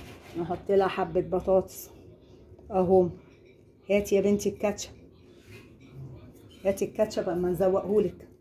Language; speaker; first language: Arabic; native; Arabic